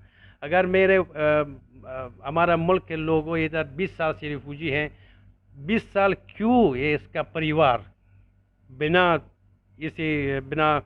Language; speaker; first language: Hindi; non-native, learner; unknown